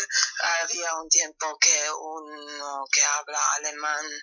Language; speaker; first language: Spanish; non-native, fluent; German